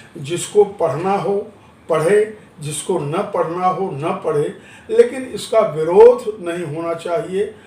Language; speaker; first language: Hindi; non-native, local second language; Marathi